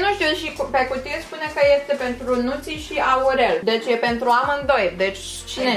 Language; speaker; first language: Romanian; early bilingual, other home language; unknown